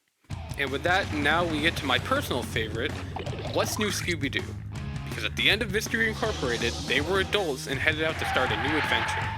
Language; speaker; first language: English; native; English